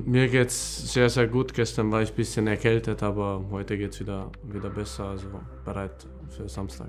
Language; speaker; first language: German; non-native, fluent; Hungarian